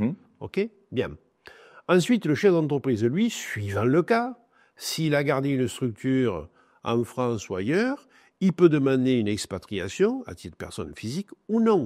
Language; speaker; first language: French; native; French